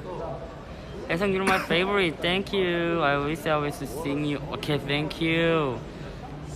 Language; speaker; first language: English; non-native, learner; Korean